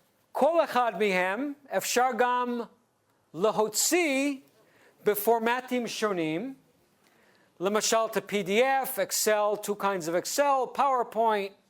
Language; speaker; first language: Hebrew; non-native, fluent; English